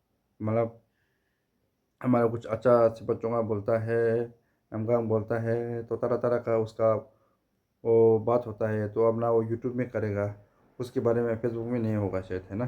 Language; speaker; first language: Hindi; non-native, fluent; Tibetan